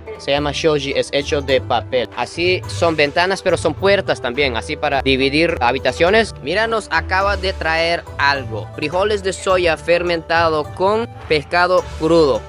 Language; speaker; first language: Spanish; non-native, fluent; Japanese